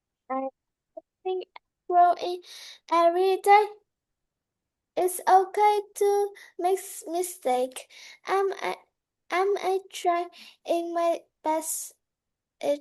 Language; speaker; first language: English; non-native, learner; Vietnamese